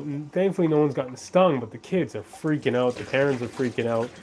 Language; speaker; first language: English; native; English